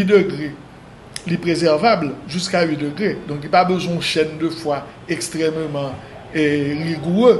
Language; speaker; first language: French; non-native, local second language; Haitian Creole